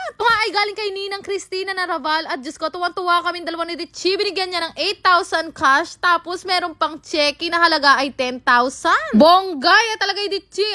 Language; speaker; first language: Filipino; native; Filipino